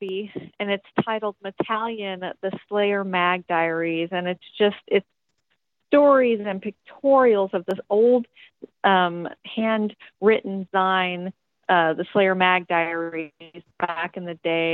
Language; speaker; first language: English; native; English